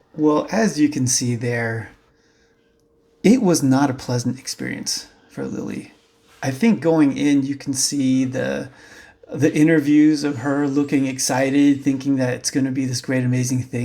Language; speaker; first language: English; native; English